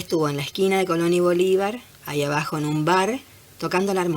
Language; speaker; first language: Spanish; native; Spanish